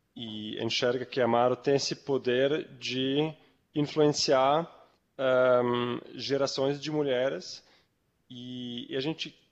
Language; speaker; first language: Portuguese; non-native, fluent; Swiss German